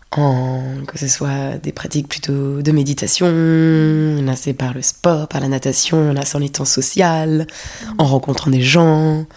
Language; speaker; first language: French; native; French